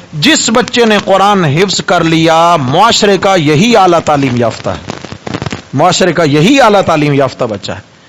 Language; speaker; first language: Urdu; non-native, local second language; Punjabi